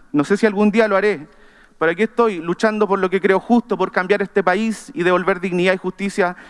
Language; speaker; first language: Spanish; native; Spanish